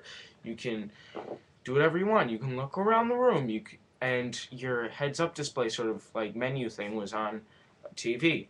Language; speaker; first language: English; native; English